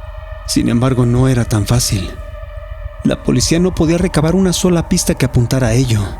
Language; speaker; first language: Spanish; native; Spanish